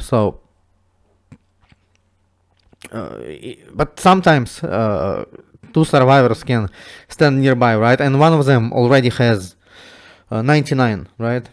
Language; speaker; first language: English; non-native, fluent; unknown